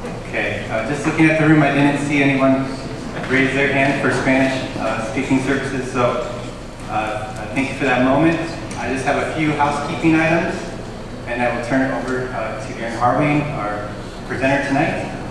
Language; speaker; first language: English; native; English